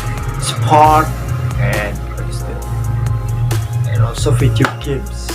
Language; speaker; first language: English; non-native, learner; Indonesian